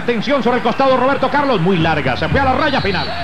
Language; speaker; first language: Spanish; native; Spanish